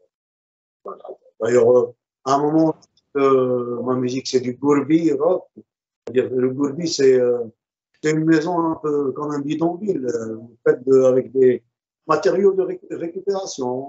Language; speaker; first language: French; non-native, local second language; Arabic